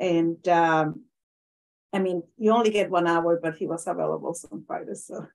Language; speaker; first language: English; non-native, fluent; Spanish